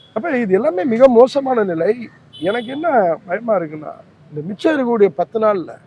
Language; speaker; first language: Tamil; native; Tamil